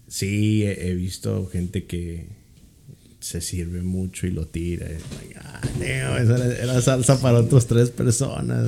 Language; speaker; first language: Spanish; early bilingual, heritage; Spanish